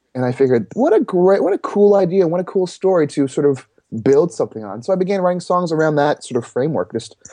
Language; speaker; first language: English; native; English